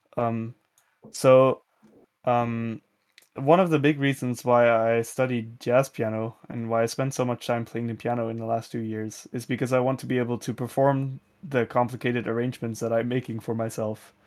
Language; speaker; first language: English; non-native, fluent; Dutch